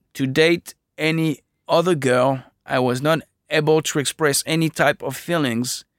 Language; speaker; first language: English; non-native, fluent; French